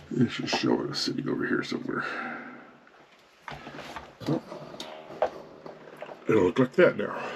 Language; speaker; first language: English; native; English